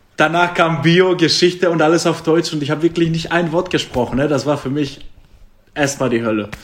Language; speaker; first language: German; non-native, fluent; Greek